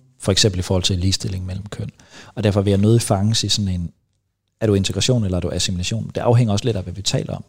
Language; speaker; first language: Danish; native; Danish